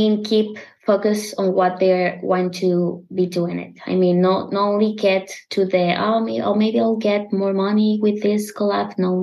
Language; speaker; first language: English; non-native, fluent; Spanish